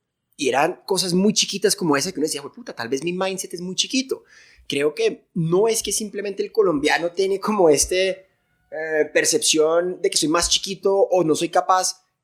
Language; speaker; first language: Spanish; native; Spanish